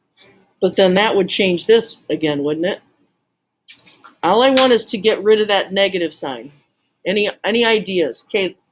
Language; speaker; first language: English; native; English